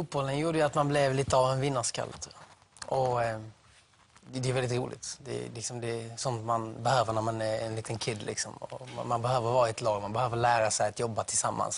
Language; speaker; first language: Swedish; native; Swedish